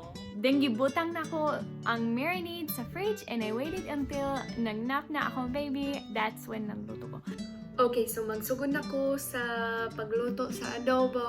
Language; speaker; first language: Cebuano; non-native, local second language; English